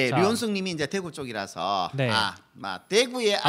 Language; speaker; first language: Korean; native; Korean